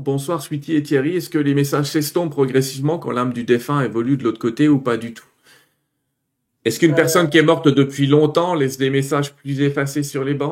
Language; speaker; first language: French; native; French